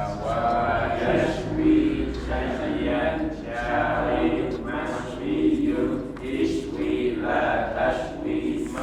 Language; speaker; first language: Arabic; non-native, learner; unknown